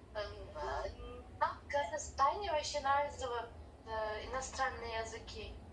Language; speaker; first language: Russian; non-native, local second language; Kazakh